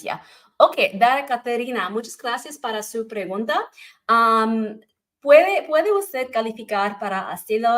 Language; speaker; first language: Spanish; non-native, learner; English